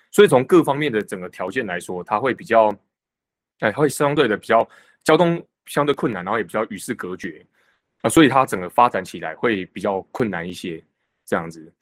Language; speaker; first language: Chinese; native; Chinese